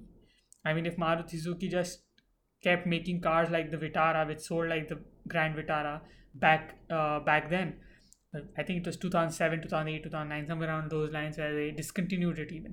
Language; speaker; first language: English; non-native, local second language; Hindi